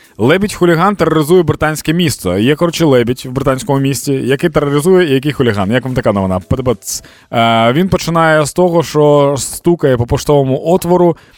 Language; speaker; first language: Ukrainian; non-native, local second language; Russian